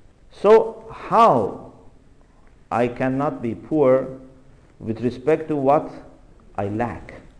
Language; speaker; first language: English; non-native, fluent; Persian